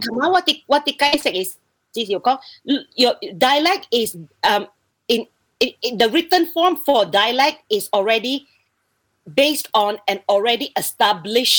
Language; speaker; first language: English; non-native, local second language; Min Nan Chinese